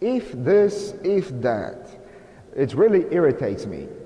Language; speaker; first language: English; non-native, fluent; Polish